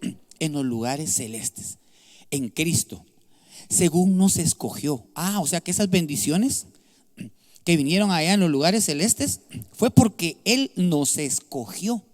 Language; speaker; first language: Spanish; native; Spanish